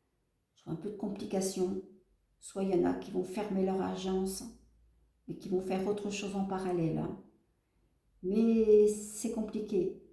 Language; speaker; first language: French; native; French